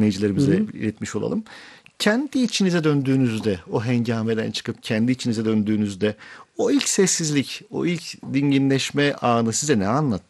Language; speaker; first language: Turkish; native; Turkish